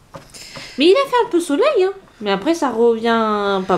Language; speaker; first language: French; native; French